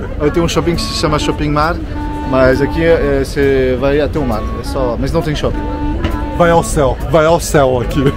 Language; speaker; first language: Portuguese; non-native, fluent; French